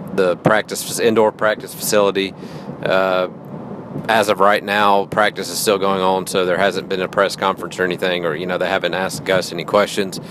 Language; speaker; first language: English; native; English